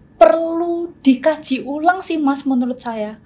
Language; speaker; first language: Indonesian; native; Indonesian